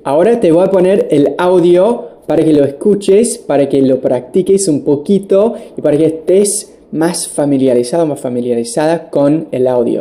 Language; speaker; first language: Spanish; non-native, fluent; English